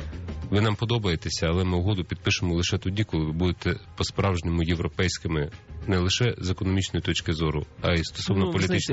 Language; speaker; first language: Ukrainian; native; Ukrainian